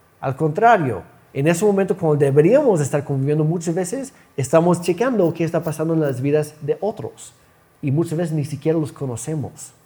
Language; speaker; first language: Spanish; non-native, fluent; English